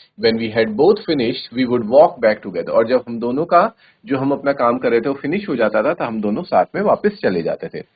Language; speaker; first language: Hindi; native; Hindi